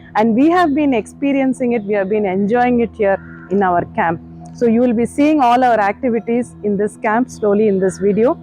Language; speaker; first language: English; non-native, local second language; Tamil